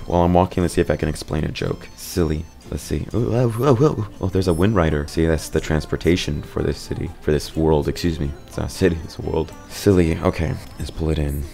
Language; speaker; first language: English; native; English